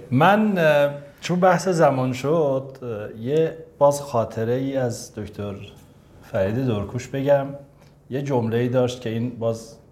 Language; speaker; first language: Persian; native; Persian